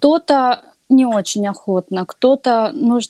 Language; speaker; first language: Russian; native; Russian